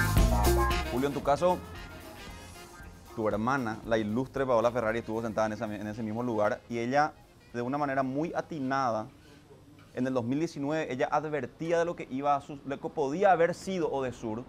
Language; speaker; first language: Spanish; native; Spanish